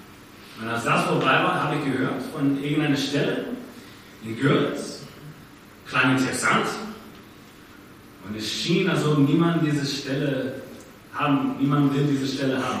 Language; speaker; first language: German; non-native, fluent; English